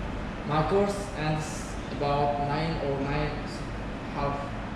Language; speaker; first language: English; non-native, learner; Uzbek